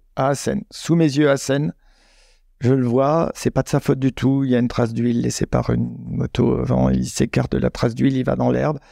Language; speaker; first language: French; native; French